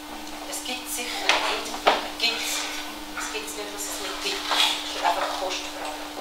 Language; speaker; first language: German; early bilingual, other home language; Tibetan